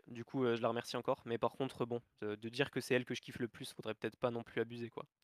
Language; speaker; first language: French; native; French